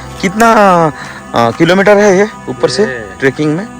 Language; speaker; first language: Hindi; non-native, local second language; Bangla